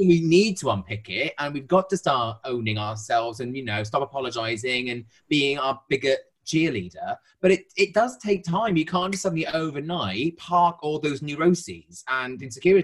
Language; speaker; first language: English; native; English